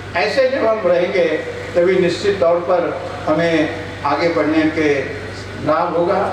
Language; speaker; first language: Hindi; non-native, local second language; Marathi